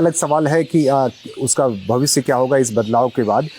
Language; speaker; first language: Hindi; native; Hindi